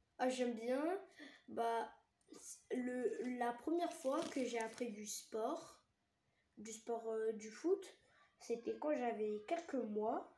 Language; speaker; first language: French; early bilingual, other home language; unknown